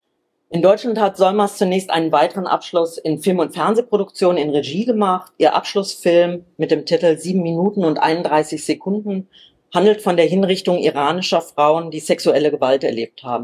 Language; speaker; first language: German; native; German